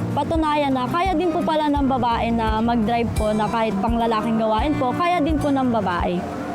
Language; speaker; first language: Filipino; native; Filipino